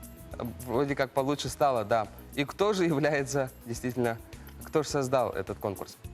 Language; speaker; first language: Russian; native; Russian